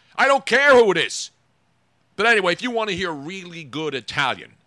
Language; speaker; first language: English; early bilingual, other home language; Italian